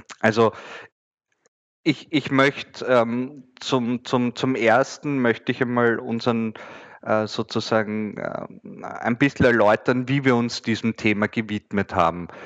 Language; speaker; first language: German; native; German